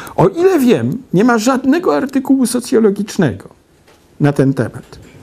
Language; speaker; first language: Polish; native; Polish